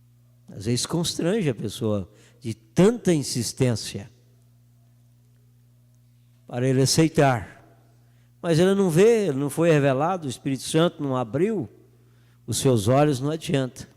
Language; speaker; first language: Portuguese; native; Portuguese